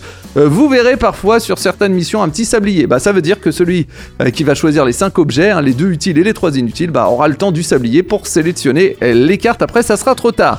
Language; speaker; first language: French; native; French